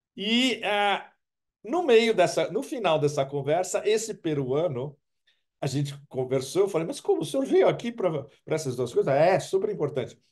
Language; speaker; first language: Portuguese; native; Portuguese